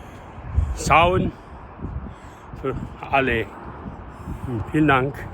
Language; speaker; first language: German; non-native, learner; Nepali